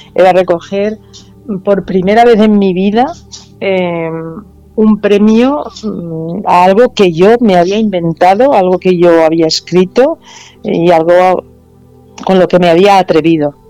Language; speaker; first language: Spanish; native; Spanish